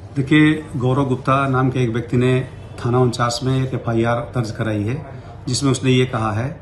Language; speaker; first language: Hindi; native; Hindi